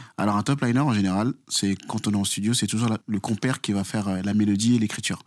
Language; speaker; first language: French; early bilingual, other home language; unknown